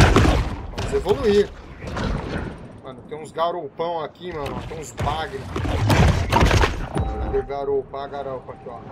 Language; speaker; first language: Portuguese; native; Portuguese